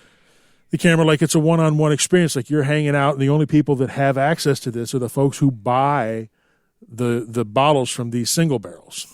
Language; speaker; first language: English; native; English